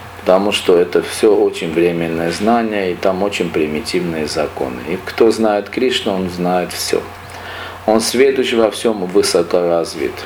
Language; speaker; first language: Russian; non-native, local second language; Armenian